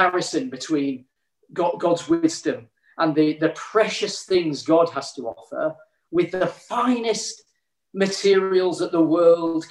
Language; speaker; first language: English; native; English